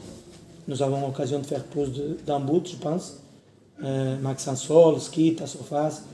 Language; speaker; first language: French; non-native, learner; Portuguese